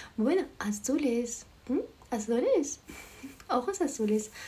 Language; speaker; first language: Spanish; non-native, fluent; Ukrainian